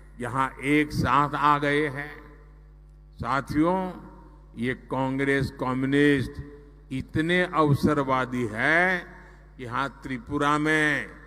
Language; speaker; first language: Hindi; non-native, local second language; Gujarati